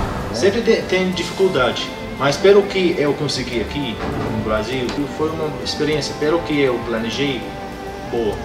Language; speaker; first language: Portuguese; non-native, fluent; Arabic